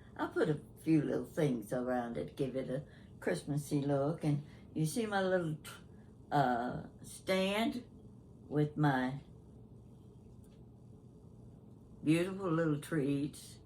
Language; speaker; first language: English; native; English